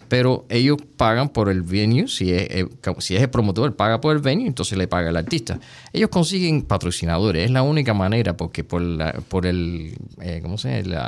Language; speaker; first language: Spanish; early bilingual, heritage; Spanish